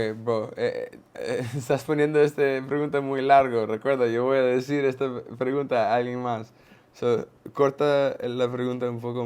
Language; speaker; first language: Spanish; non-native, learner; English